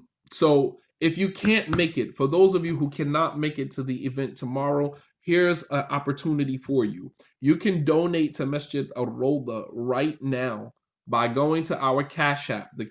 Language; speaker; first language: English; native; English